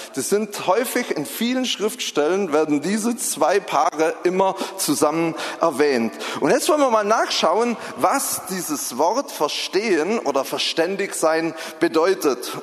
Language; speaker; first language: German; native; German